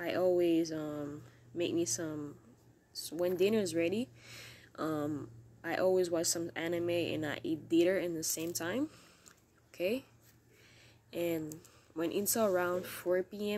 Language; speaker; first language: English; non-native, learner; Haitian Creole